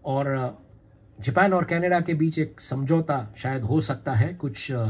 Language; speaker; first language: Hindi; non-native, local second language; Gujarati